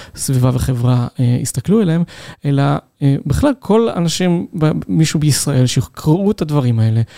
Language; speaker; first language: Hebrew; native; Hebrew